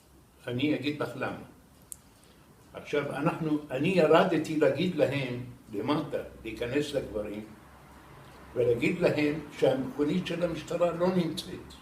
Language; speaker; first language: Hebrew; non-native, fluent; Arabic